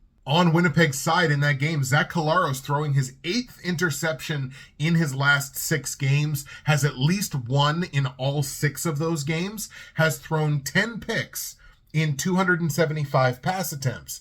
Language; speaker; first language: English; native; English